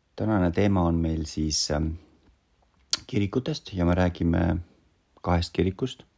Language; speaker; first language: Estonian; non-native, local second language; Russian